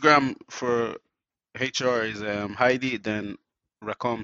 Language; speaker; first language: English; native; English